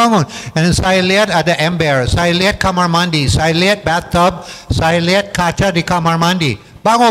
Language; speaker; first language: Indonesian; non-native, fluent; English